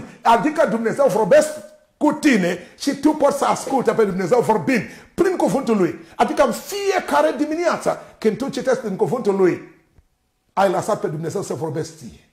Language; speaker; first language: Romanian; non-native, learner; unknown